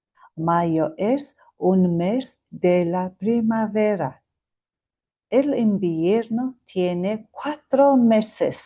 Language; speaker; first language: Spanish; non-native, fluent; Mongolian